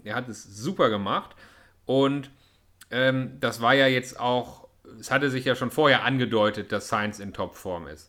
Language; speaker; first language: German; native; German